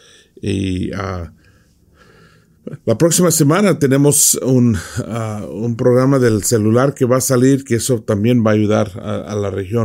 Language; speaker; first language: Spanish; non-native, fluent; English